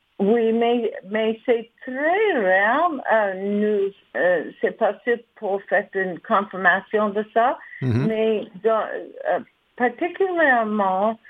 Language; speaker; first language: French; non-native, learner; English